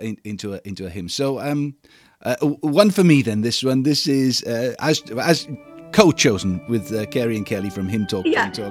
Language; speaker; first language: English; native; English